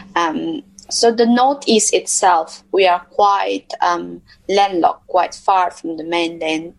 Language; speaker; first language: English; non-native, local second language; Mizo